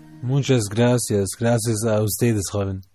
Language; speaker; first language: Spanish; non-native, learner; German